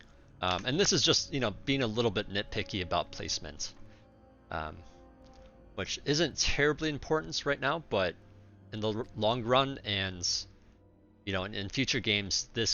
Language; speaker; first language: English; native; English